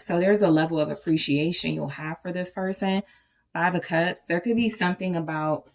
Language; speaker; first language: English; native; English